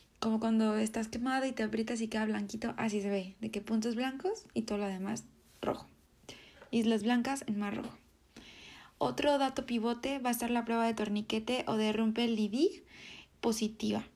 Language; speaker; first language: Spanish; native; Spanish